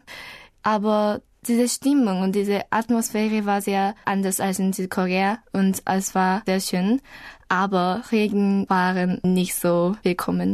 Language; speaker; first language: German; non-native, learner; Korean